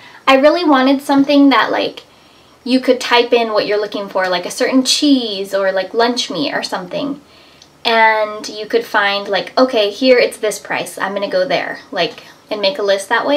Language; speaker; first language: English; native; English